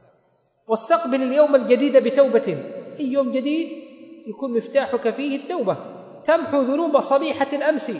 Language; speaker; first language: Arabic; native; Arabic